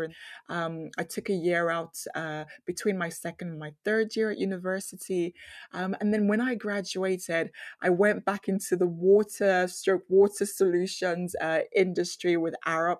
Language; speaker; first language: English; non-native, local second language; Yoruba